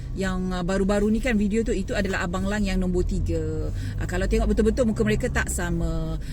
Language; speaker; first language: Malay; native; Malay